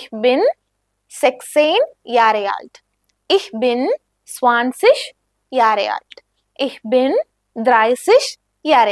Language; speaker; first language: German; non-native, fluent; Malayalam